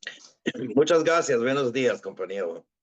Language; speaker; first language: Spanish; non-native, fluent; Hebrew